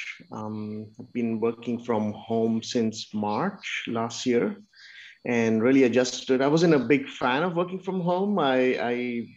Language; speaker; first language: English; non-native, local second language; Urdu